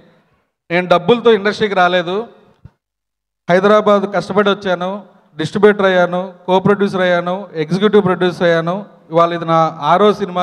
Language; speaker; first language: Telugu; native; Telugu